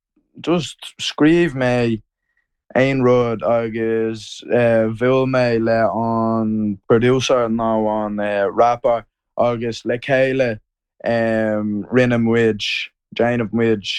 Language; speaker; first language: Irish; non-native, learner; English